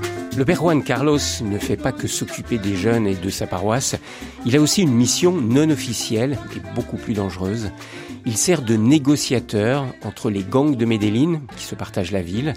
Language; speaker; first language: French; native; French